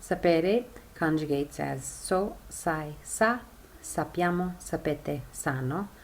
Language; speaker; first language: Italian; non-native, fluent; English